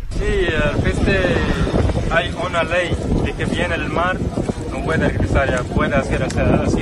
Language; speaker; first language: Spanish; non-native, learner; Arabic